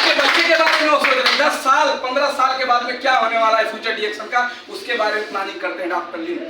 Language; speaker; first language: Hindi; native; Hindi